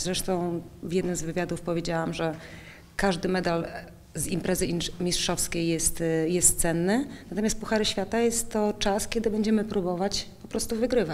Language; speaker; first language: Polish; native; Polish